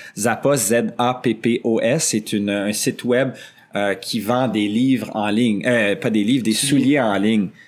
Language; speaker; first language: French; native; French